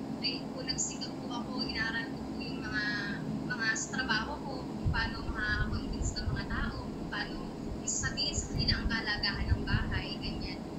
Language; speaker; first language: Filipino; non-native, local second language; Iloko